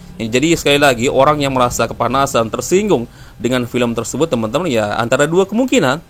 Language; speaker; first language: Indonesian; native; Indonesian